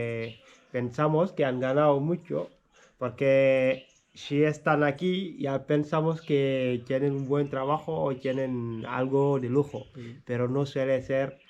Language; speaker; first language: Spanish; non-native, fluent; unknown